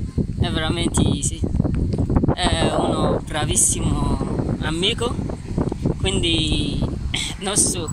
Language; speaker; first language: Italian; non-native, learner; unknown